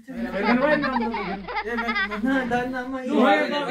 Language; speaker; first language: Arabic; non-native, learner; Punjabi